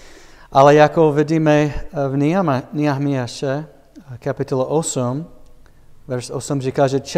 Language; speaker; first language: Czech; non-native, fluent; English